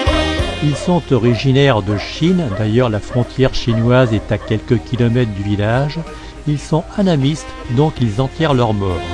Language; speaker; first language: French; native; French